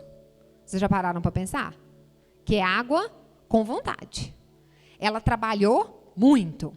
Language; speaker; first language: Portuguese; native; Portuguese